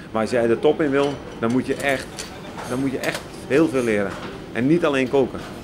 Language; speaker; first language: Dutch; native; Dutch